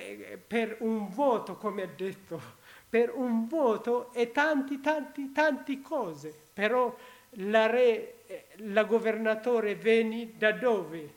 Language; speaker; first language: Italian; non-native, learner; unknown